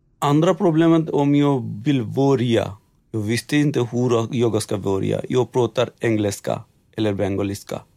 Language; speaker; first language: Swedish; non-native, learner; Bangla